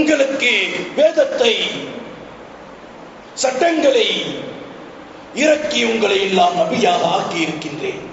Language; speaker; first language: Tamil; native; Tamil